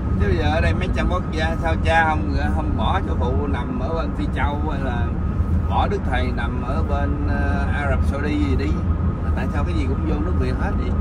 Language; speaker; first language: Vietnamese; native; Vietnamese